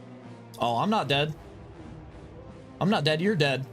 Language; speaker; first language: English; native; English